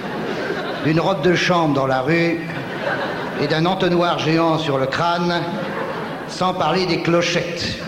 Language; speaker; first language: French; native; French